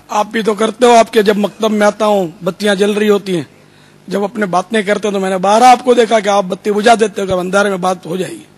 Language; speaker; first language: Urdu; non-native, local second language; Kachhi